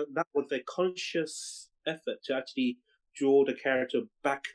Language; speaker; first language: English; non-native, local second language; Cantonese